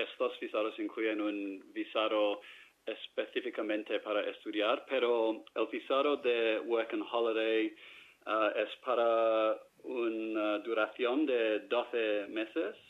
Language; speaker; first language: Spanish; non-native, fluent; English